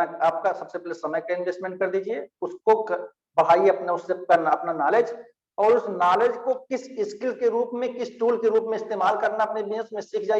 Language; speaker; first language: Hindi; native; Hindi